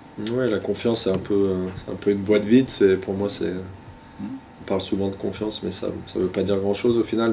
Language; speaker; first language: French; native; French